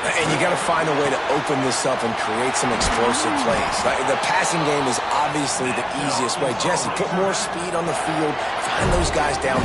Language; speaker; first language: English; native; English